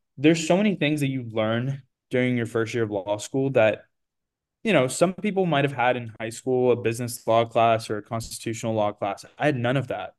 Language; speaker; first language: English; early bilingual, other home language; Portuguese